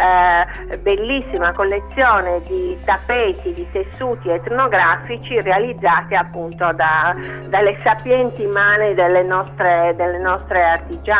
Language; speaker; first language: Italian; native; Italian